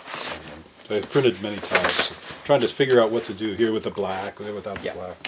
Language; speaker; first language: English; native; English